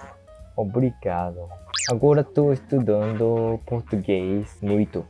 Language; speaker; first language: Portuguese; non-native, learner; Japanese